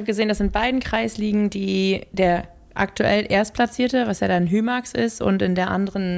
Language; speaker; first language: German; native; German